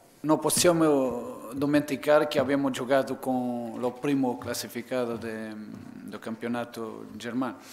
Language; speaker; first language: Italian; non-native, fluent; Portuguese